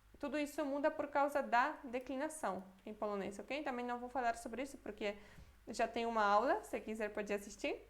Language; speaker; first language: Portuguese; non-native, fluent; Polish